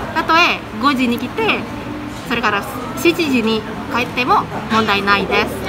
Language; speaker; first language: Japanese; non-native, fluent; Balinese